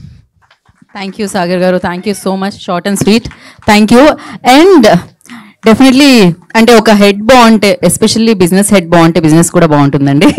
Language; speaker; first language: Telugu; native; Telugu